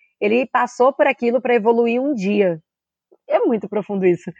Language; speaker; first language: Portuguese; native; Portuguese